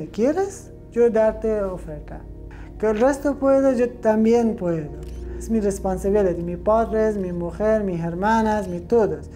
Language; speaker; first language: Spanish; non-native, learner; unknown